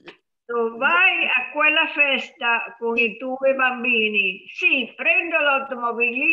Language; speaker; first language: Italian; non-native, learner; English